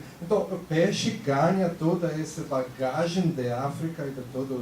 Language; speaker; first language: Portuguese; non-native, fluent; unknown